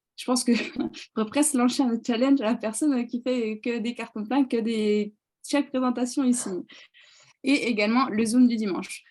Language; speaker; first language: French; native; French